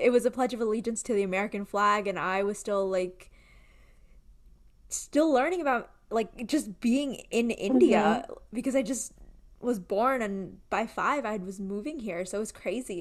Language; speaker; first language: English; early bilingual, other home language; Gujarati